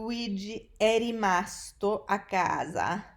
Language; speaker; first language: Italian; non-native, fluent; English